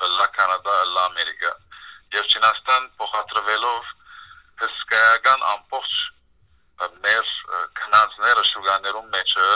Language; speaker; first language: Armenian; early bilingual, heritage; Armenian